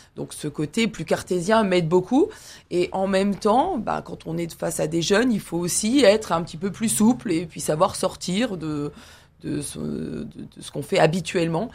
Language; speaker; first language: French; native; French